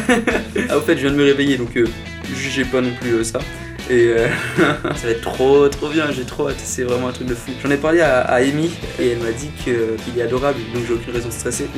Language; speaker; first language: French; native; French